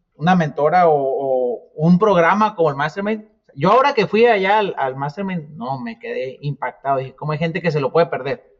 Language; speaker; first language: Spanish; native; Spanish